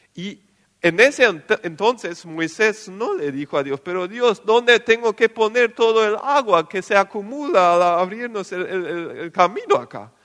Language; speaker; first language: Spanish; non-native, local second language; Plautdietsch